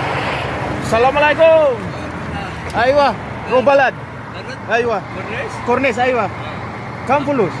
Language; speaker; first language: Arabic; non-native, learner; Filipino